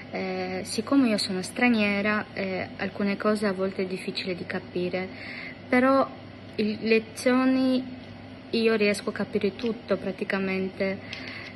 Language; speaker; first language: Italian; non-native, fluent; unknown